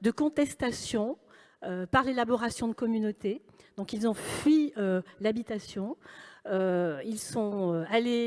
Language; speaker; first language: French; native; French